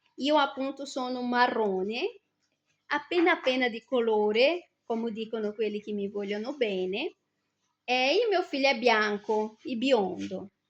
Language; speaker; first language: Italian; non-native, fluent; Portuguese